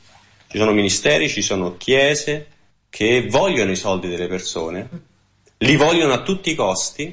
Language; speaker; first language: Italian; native; Italian